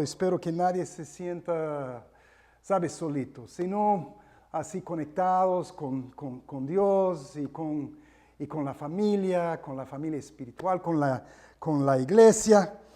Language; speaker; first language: Spanish; non-native, fluent; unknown